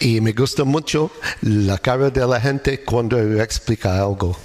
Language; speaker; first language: Spanish; non-native, learner; English